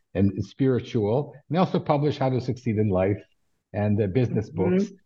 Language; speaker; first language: English; native; English